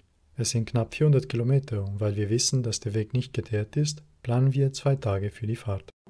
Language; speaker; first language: German; native; German